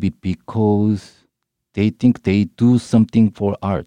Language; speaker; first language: English; non-native, learner; Korean